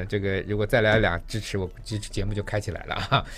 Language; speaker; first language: Chinese; native; Chinese